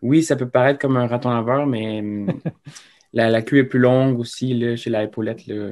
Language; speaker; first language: French; native; French